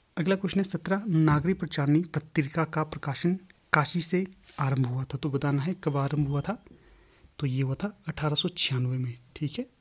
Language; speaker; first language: Hindi; native; Hindi